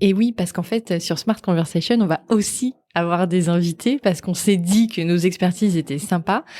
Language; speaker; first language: French; native; French